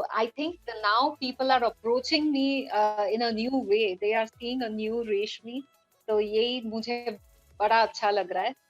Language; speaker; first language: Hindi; non-native, local second language; Bangla